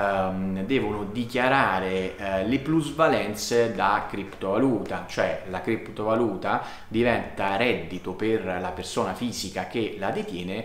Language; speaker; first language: Italian; native; Italian